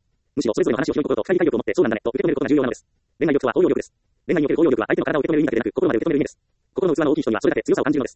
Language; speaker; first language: Japanese; native; Japanese